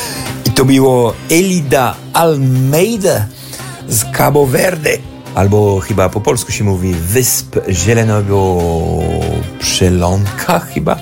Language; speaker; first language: Polish; non-native, learner; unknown